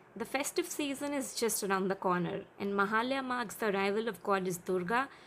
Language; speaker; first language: English; non-native, local second language; Hindi